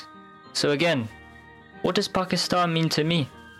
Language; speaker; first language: English; native; English